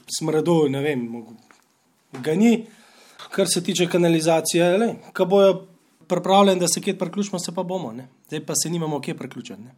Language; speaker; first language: Slovenian; native; Slovenian